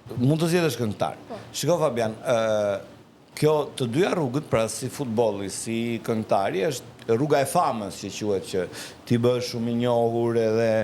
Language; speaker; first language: Albanian; native; Albanian